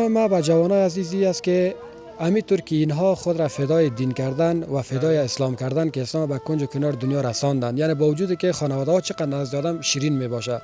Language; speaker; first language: Persian; native; Persian